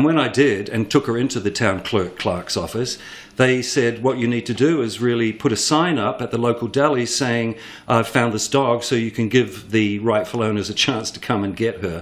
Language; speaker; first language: English; native; English